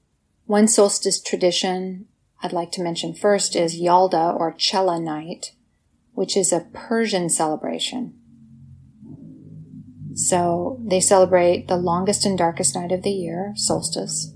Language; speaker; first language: English; native; English